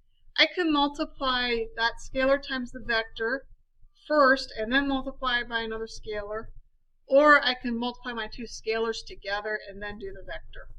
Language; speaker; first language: English; native; English